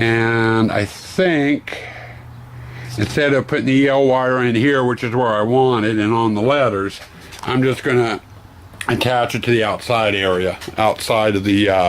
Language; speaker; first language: English; native; English